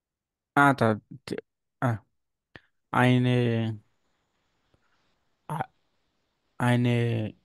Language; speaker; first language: German; non-native, learner; Portuguese